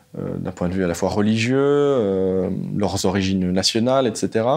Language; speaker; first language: French; native; French